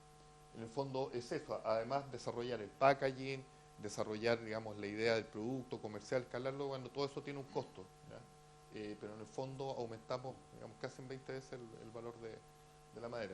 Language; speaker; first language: Spanish; native; Spanish